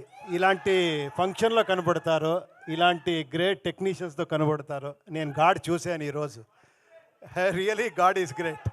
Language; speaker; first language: Telugu; non-native, local second language; Kannada